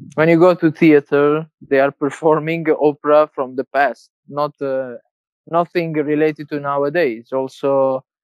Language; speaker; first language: English; non-native, fluent; Italian